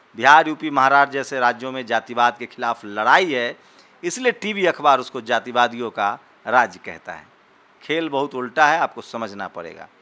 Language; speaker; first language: Hindi; native; Hindi